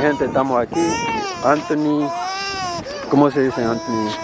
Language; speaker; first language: Spanish; non-native, learner; Haitian Creole